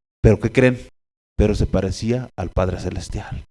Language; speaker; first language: Spanish; native; Spanish